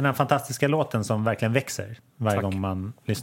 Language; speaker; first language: Swedish; native; Swedish